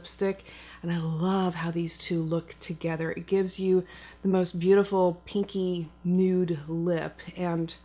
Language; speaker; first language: English; native; English